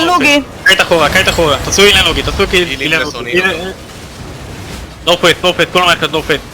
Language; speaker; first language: Hebrew; native; Hebrew